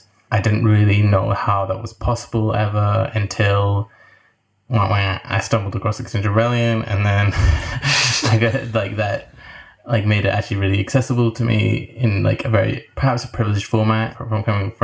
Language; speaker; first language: English; native; English